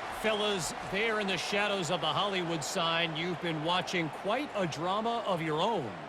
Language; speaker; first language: English; native; English